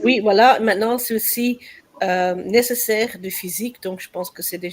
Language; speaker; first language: French; non-native, learner; Dutch